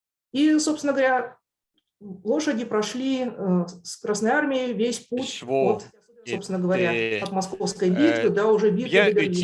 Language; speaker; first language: Russian; native; Russian